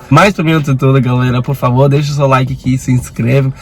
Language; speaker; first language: Portuguese; non-native, learner; Spanish